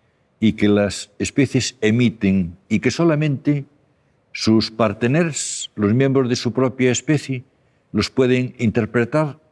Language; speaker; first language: Spanish; native; Spanish